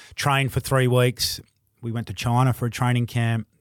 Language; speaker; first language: English; native; English